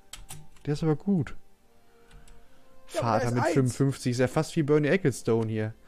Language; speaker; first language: German; native; German